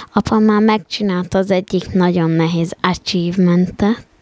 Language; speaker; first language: Hungarian; early bilingual, heritage; Hungarian